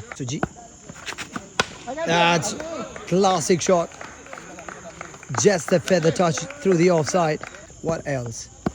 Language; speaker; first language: English; non-native, local second language; Malayalam